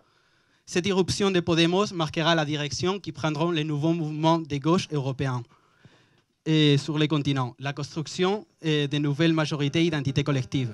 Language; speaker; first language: French; non-native, fluent; Spanish